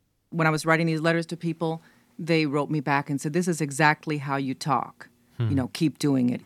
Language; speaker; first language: English; early bilingual, other home language; Spanish